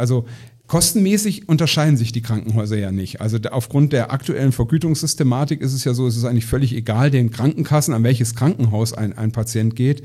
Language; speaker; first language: German; native; German